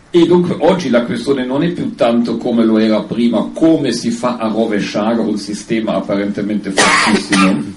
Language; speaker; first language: Italian; non-native, fluent; German